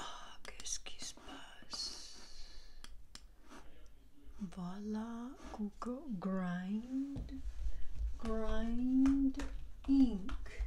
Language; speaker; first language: French; non-native, learner; Chinese